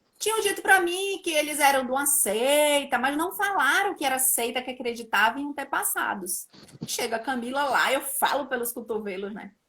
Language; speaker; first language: Portuguese; native; Portuguese